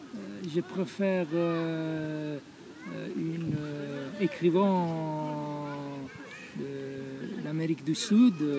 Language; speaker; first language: French; non-native, fluent; Italian